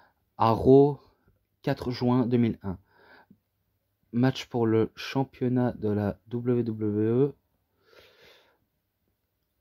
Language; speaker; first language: French; native; French